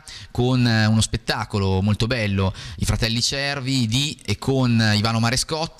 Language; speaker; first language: Italian; native; Italian